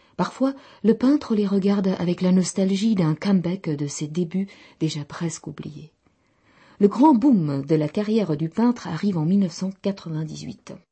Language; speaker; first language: French; non-native, fluent; Czech